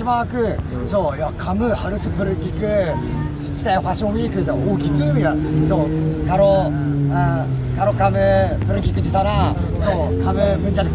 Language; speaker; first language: Indonesian; non-native, learner; Japanese